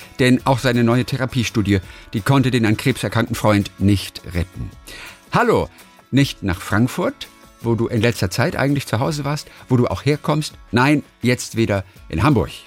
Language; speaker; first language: German; native; German